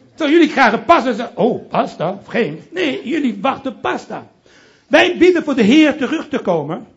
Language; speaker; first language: Dutch; non-native, fluent; French